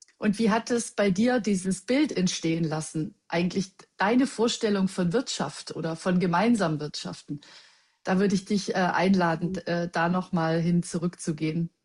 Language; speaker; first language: German; native; German